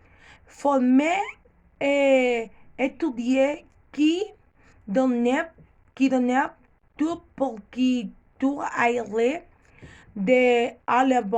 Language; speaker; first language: French; non-native, learner; Spanish